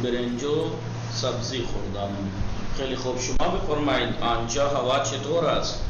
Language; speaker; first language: Persian; non-native, fluent; Urdu